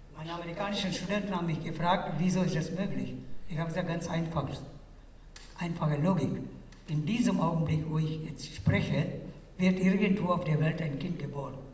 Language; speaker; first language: German; non-native, fluent; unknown